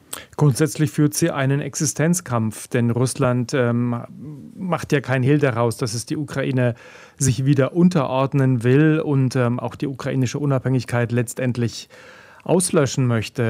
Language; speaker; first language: German; native; German